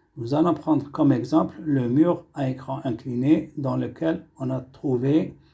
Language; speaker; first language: French; non-native, local second language; Arabic